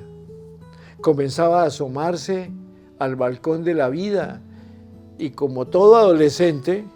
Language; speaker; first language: Spanish; native; Spanish